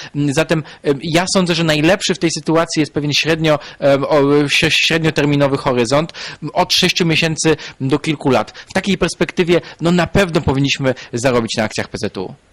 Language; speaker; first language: Polish; native; Polish